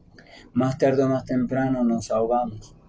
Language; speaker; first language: Spanish; native; Spanish